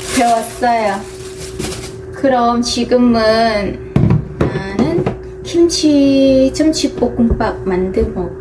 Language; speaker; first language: Korean; non-native, learner; Hmong